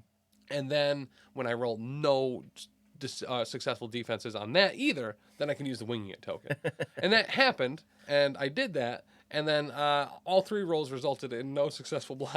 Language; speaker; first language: English; native; English